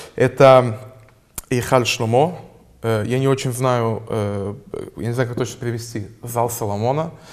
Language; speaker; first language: Russian; early bilingual, heritage; Russian